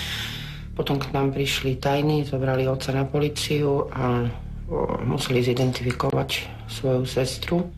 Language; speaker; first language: Slovak; native; Slovak